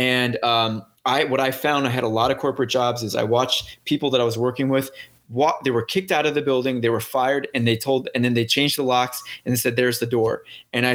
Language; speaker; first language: English; native; English